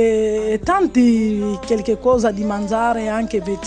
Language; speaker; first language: Italian; non-native, learner; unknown